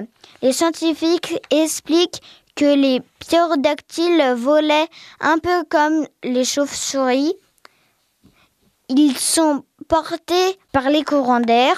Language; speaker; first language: French; native; French